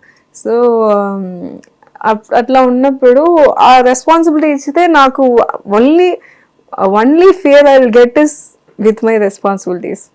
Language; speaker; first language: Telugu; non-native, learner; Tamil